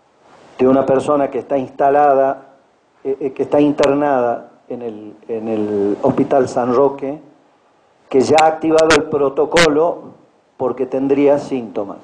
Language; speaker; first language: Spanish; native; Spanish